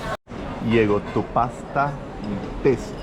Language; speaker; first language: Spanish; non-native, fluent; Portuguese